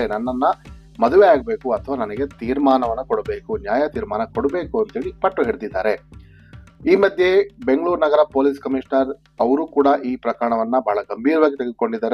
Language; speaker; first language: Kannada; native; Kannada